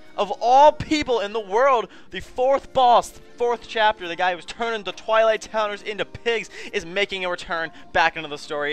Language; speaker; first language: English; native; English